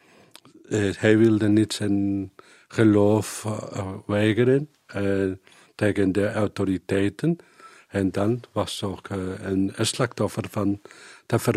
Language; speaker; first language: Dutch; non-native, learner; Spanish